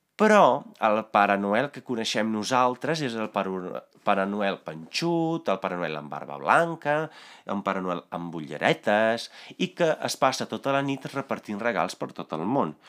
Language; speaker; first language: Catalan; non-native, fluent; Italian